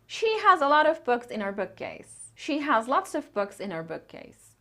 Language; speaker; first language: English; non-native, fluent; Turkish